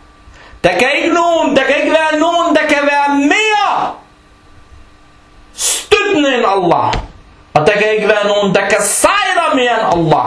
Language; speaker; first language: Danish; early bilingual, other home language; Arabic